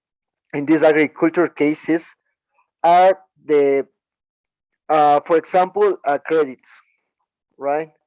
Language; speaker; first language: English; non-native, learner; Spanish